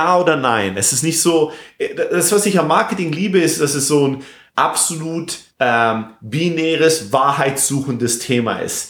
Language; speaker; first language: German; non-native, fluent; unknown